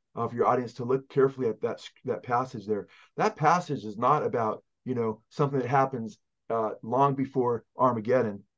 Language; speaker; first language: English; native; English